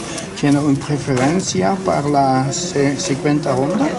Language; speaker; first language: Spanish; non-native, learner; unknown